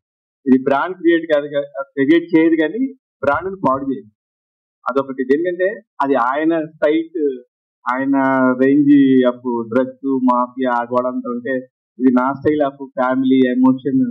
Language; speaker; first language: Telugu; native; Telugu